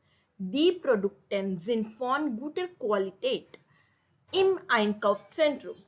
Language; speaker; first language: German; non-native, fluent; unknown